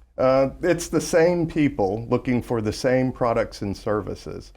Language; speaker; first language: English; native; English